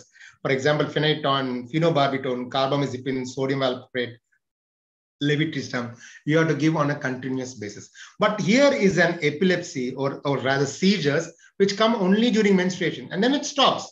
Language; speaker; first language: English; non-native, local second language; Telugu